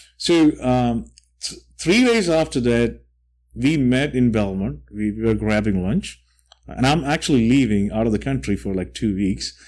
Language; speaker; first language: English; non-native, local second language; Malayalam